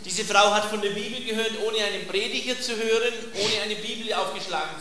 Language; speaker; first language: German; native; German